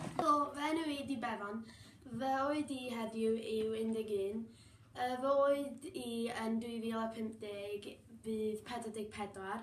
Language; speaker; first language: Welsh; non-native, local second language; English